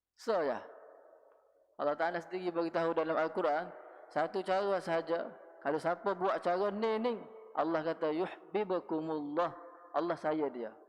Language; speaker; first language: Malay; native; Malay